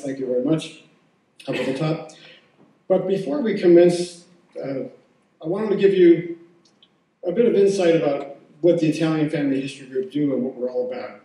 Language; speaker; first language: English; native; English